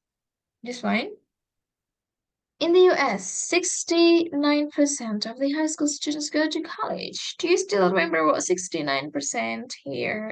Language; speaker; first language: English; non-native, fluent; Indonesian